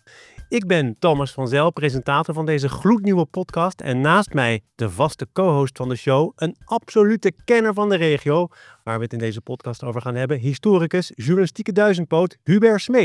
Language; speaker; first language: Dutch; native; Dutch